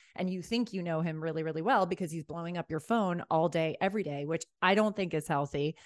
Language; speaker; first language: English; native; English